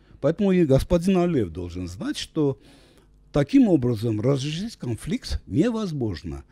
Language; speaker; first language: Russian; non-native, local second language; Armenian